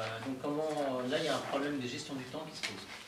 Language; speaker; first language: French; native; French